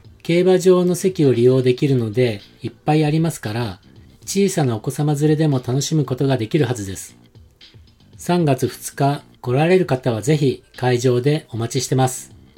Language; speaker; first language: Japanese; native; Japanese